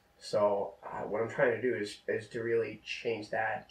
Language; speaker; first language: English; non-native, fluent; Czech